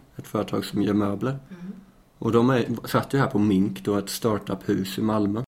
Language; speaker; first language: Swedish; native; Swedish